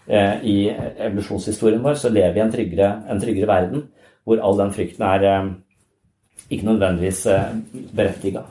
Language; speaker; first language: Norwegian; native; Norwegian